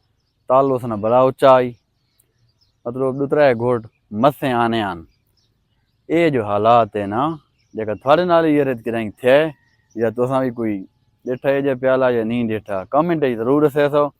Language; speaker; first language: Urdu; non-native, local second language; Punjabi